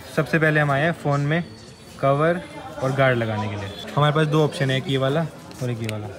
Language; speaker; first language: Hindi; native; Hindi